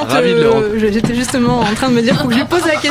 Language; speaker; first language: French; native; French